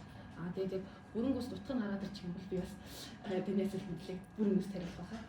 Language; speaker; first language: Mongolian; native; Mongolian